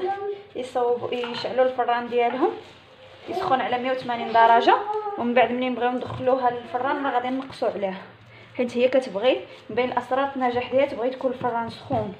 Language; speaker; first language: Arabic; native; Arabic